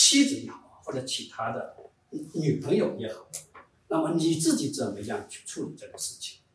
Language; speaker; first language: Chinese; native; Chinese